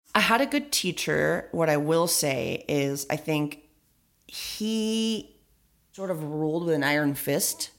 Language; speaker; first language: English; early bilingual, other home language; Spanish